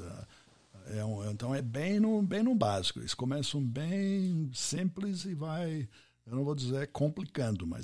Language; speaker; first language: Portuguese; non-native, fluent; English